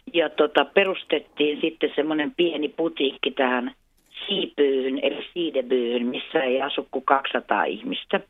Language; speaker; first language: Finnish; non-native, local second language; Swedish